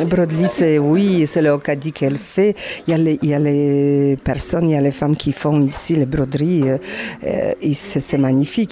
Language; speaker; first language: French; non-native, learner; Polish